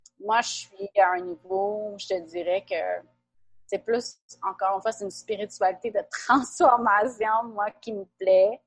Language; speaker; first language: French; native; French